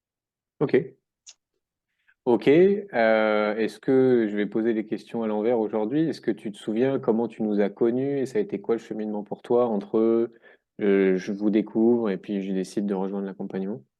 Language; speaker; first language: French; native; French